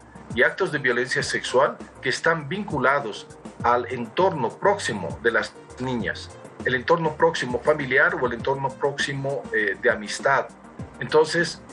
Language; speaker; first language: Spanish; native; Spanish